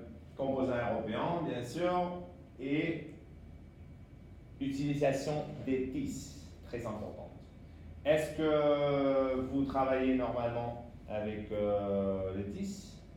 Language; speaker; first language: French; non-native, fluent; Spanish